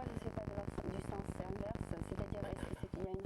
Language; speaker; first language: French; native; French